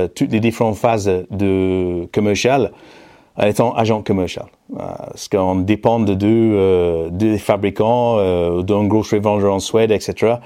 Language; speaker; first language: French; non-native, fluent; English